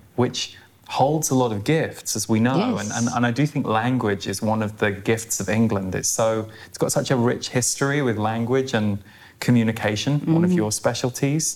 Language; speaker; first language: English; native; English